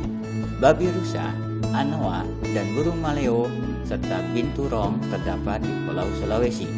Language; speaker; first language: Indonesian; native; Indonesian